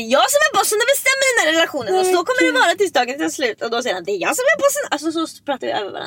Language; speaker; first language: Swedish; native; Swedish